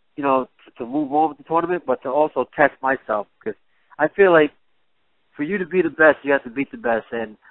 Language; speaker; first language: English; native; English